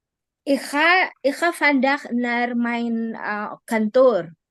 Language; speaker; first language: Dutch; non-native, learner; Indonesian